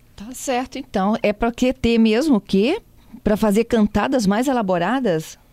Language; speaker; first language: Portuguese; native; Portuguese